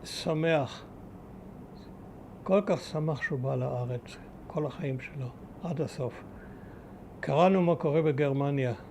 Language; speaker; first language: Hebrew; early bilingual, other home language; German